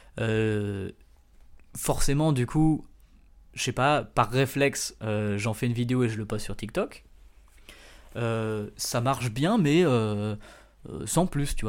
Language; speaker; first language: French; native; French